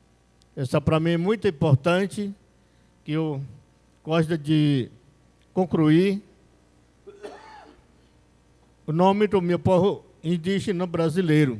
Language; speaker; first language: Portuguese; non-native, local second language; Yanomámi